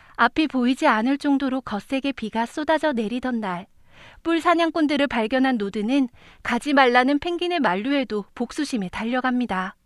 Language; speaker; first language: Korean; native; Korean